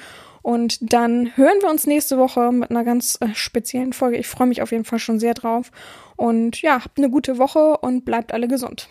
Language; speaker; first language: German; native; German